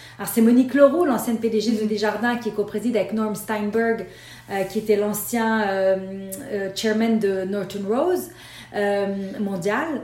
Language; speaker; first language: French; non-native, local second language; Arabic